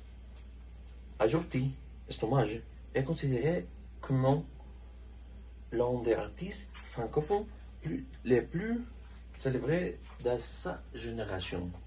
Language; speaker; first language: French; non-native, learner; Spanish